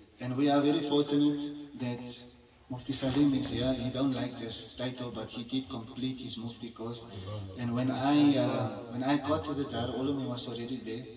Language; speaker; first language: English; native; English